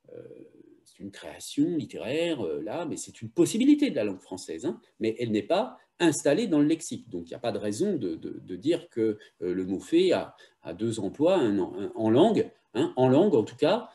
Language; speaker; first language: French; native; French